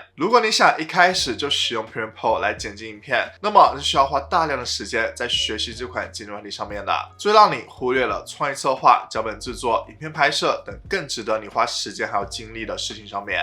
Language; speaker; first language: Chinese; native; Chinese